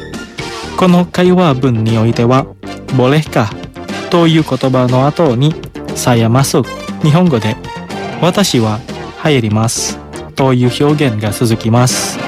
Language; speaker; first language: Japanese; non-native, fluent; Indonesian